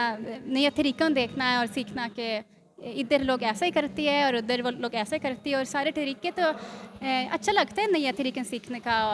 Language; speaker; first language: Hindi; non-native, learner; Swedish